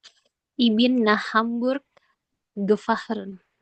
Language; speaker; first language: German; non-native, learner; Indonesian